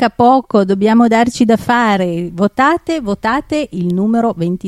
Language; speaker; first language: Italian; native; Italian